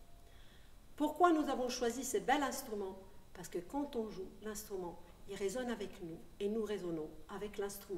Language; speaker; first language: French; non-native, fluent; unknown